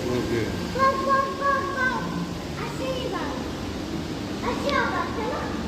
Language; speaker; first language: Turkish; non-native, learner; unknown